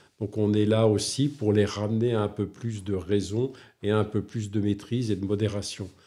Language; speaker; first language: French; native; French